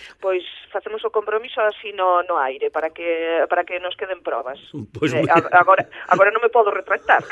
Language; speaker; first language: Galician; early bilingual, heritage; Galician